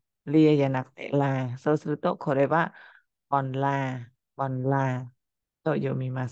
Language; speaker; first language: Japanese; non-native, fluent; Khmer